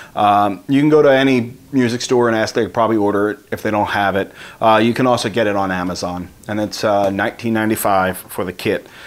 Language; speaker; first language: English; native; English